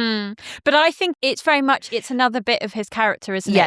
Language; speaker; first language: English; native; English